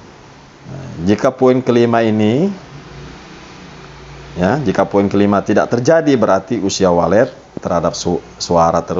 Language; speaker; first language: Indonesian; native; Indonesian